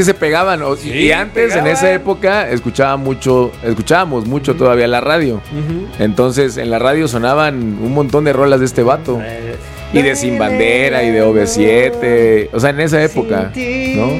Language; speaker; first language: Spanish; native; Spanish